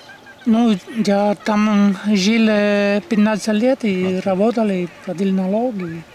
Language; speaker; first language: Russian; non-native, learner; Spanish